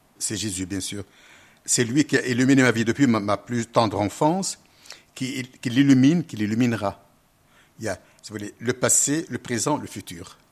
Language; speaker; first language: French; non-native, local second language; Arabic